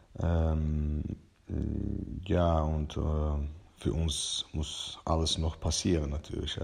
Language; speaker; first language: German; non-native, fluent; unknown